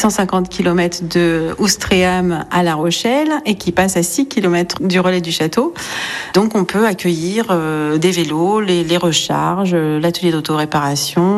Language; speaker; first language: French; native; French